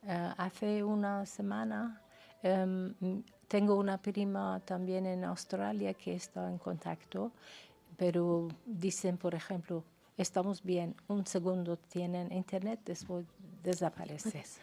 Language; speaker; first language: Spanish; non-native, fluent; Persian